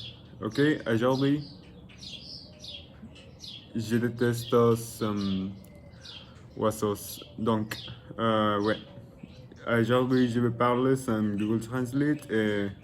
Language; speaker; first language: French; non-native, learner; Spanish